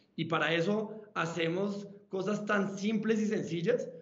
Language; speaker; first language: Spanish; native; Spanish